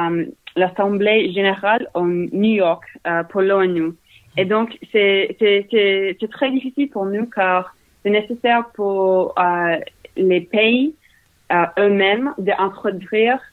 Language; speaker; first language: French; non-native, learner; English